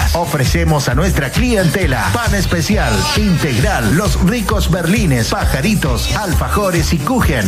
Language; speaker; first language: Spanish; native; Spanish